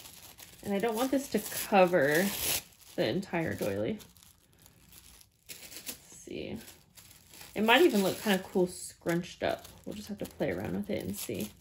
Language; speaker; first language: English; native; English